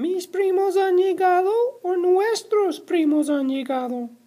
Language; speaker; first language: Spanish; non-native, learner; English